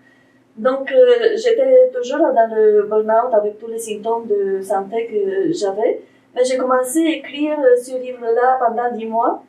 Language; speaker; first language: French; non-native, fluent; Romanian